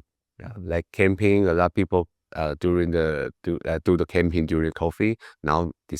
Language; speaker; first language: English; non-native, learner; Chinese